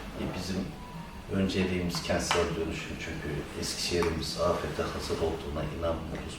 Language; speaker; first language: Turkish; native; Turkish